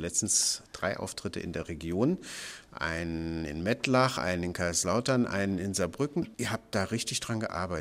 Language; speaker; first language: German; native; German